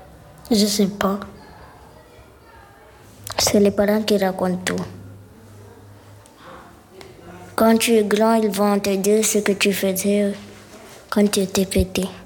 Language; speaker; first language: French; non-native, local second language; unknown